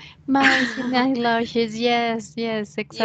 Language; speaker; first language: English; non-native, fluent; Spanish